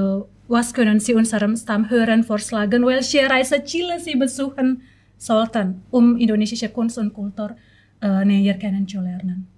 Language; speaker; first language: German; non-native, learner; Indonesian